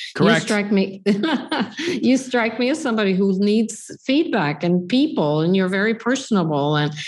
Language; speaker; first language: English; non-native, fluent; Swedish